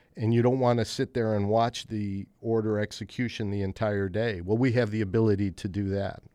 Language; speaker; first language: English; native; English